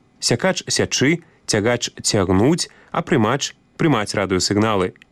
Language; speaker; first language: Belarusian; native; Belarusian